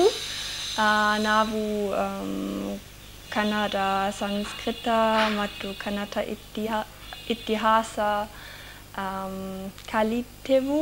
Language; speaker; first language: Kannada; non-native, learner; German